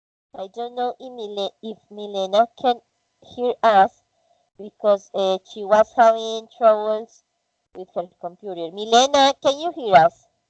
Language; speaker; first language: English; non-native, fluent; Spanish